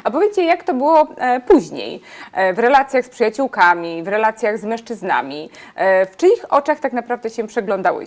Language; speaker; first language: Polish; native; Polish